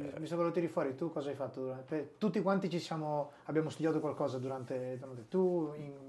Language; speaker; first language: Italian; native; Italian